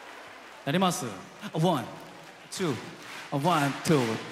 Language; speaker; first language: Japanese; non-native, fluent; Korean